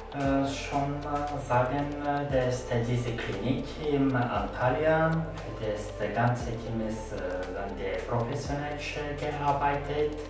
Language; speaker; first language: German; non-native, learner; Turkish